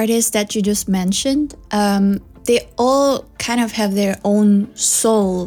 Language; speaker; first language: English; non-native, local second language; Cantonese